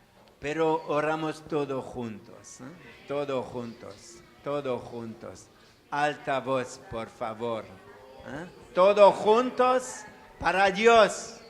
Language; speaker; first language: Spanish; non-native, learner; French